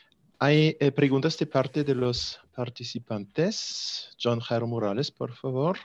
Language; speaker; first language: Spanish; non-native, fluent; German